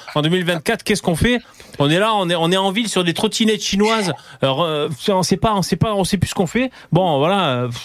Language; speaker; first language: French; native; French